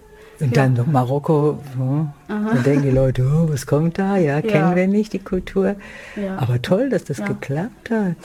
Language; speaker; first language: German; native; German